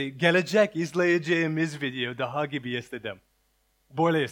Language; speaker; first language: Turkish; non-native, learner; English